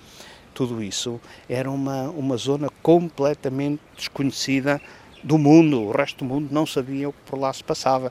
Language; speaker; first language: Portuguese; native; Portuguese